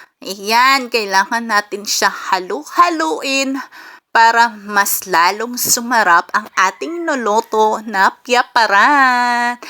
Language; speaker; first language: Filipino; non-native, local second language; Cebuano